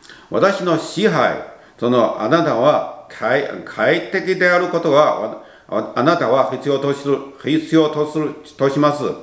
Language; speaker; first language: Japanese; non-native, learner; Chinese